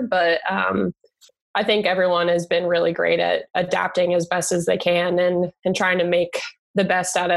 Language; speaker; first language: English; native; English